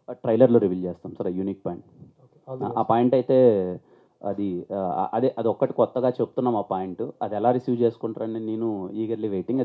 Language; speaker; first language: Telugu; native; Telugu